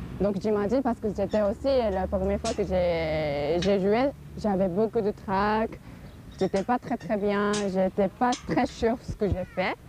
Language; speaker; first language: French; non-native, learner; Japanese